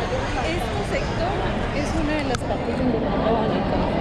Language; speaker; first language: Spanish; native; Spanish